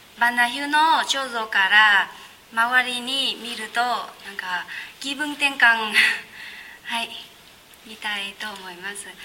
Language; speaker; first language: Japanese; non-native, learner; Vietnamese